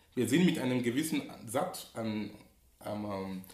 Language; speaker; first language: German; non-native, fluent; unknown